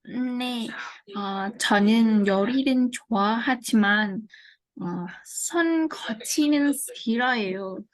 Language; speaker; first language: Korean; non-native, learner; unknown